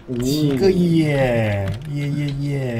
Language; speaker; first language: Chinese; native; Chinese